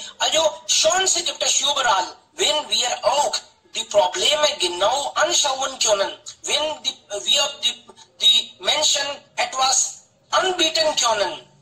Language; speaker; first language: German; non-native, fluent; Hindi